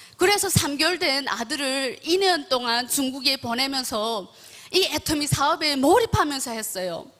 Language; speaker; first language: Korean; native; Korean